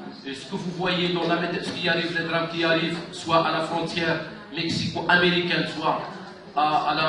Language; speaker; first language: French; non-native, local second language; Arabic